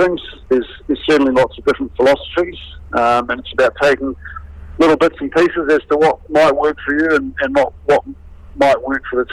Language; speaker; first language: English; native; English